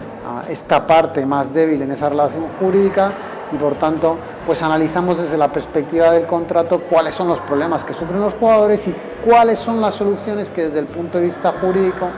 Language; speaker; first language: Spanish; native; Spanish